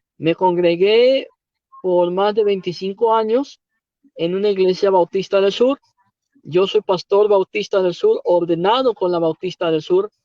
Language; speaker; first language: Spanish; native; Spanish